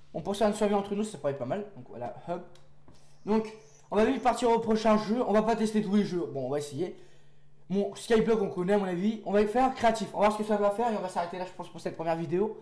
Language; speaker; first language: French; native; French